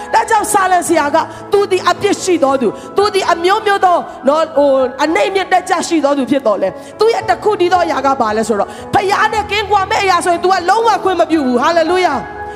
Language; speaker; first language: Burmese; non-native, local second language; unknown